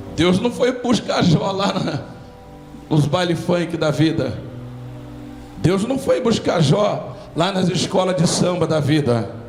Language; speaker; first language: Portuguese; native; Portuguese